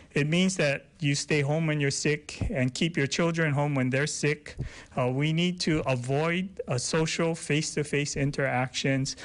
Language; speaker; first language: English; native; English